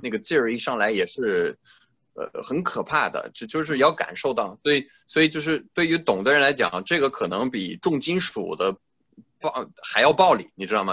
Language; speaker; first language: Chinese; non-native, fluent; French